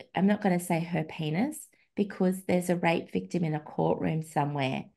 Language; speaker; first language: English; native; English